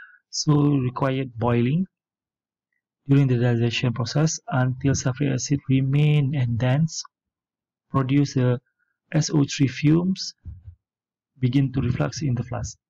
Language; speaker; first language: English; non-native, local second language; Malay